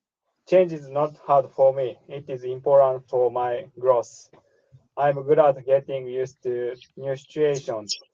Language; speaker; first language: English; non-native, learner; Japanese